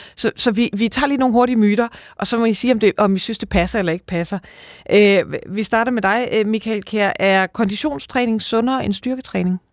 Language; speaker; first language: Danish; native; Danish